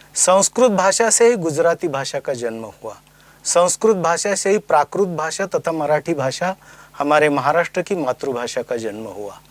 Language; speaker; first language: Hindi; non-native, local second language; Marathi